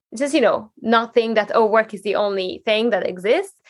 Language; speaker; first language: English; non-native, fluent; Hungarian